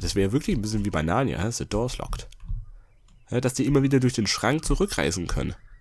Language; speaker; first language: German; native; German